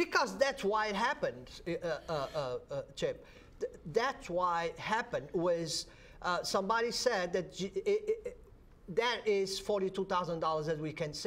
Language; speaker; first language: English; non-native, fluent; Portuguese